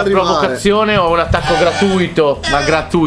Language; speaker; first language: Italian; native; Italian